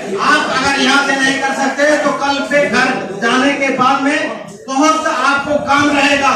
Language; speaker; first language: Hindi; non-native, fluent; Bangla